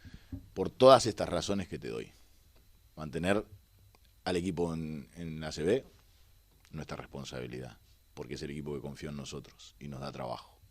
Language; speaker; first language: Spanish; native; Spanish